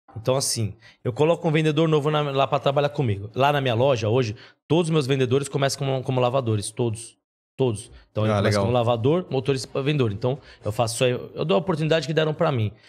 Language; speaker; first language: Portuguese; native; Portuguese